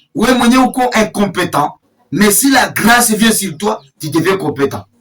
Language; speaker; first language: French; non-native, local second language; Swahili